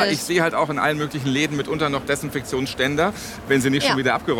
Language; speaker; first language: German; native; German